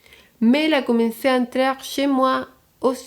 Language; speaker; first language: French; non-native, fluent; Spanish